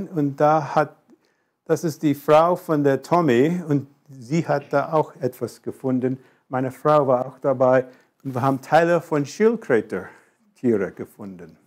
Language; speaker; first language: German; non-native, fluent; English